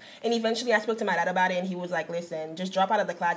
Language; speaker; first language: English; non-native, fluent; French